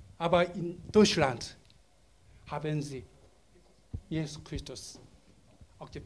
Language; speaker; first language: German; non-native, learner; Korean